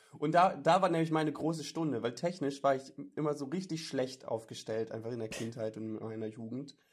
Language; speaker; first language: German; native; German